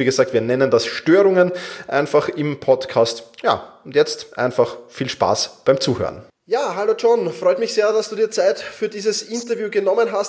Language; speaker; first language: German; native; German